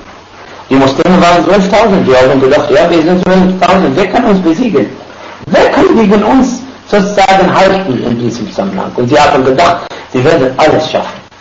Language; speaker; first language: German; non-native, fluent; Arabic